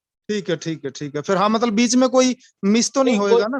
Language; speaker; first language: Hindi; native; Hindi